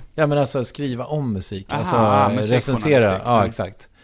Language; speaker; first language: Swedish; native; Swedish